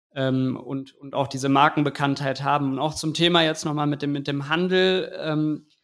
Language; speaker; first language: German; native; German